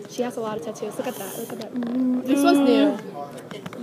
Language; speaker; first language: English; non-native, fluent; Spanish